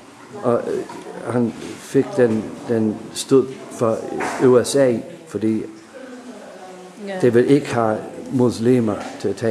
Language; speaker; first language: Danish; non-native, learner; English